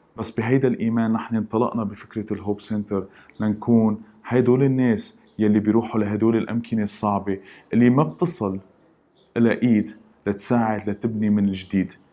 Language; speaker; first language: Arabic; native; Arabic